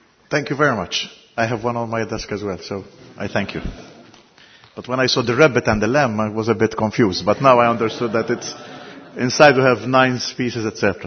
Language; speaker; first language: English; non-native, fluent; Maltese